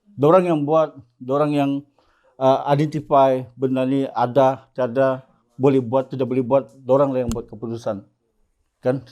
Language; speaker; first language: Malay; native; Malay